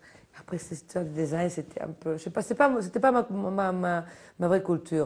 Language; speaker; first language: French; non-native, fluent; Spanish